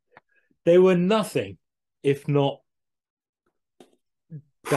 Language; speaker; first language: English; native; English